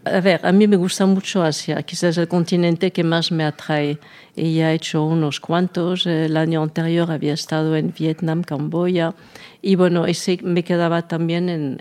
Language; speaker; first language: Spanish; non-native, fluent; French